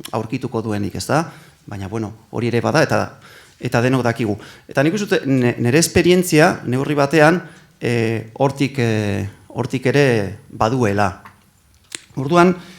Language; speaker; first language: Basque; non-native, local second language; Spanish